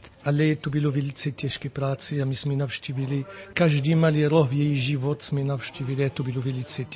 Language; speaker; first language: Czech; non-native, learner; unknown